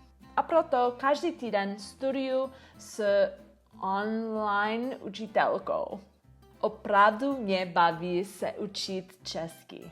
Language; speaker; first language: Czech; non-native, learner; English